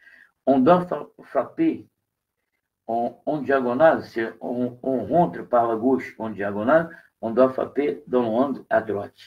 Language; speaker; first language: French; non-native, learner; Portuguese